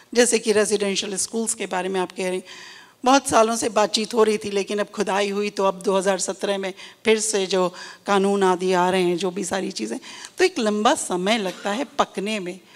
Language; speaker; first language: Hindi; native; Hindi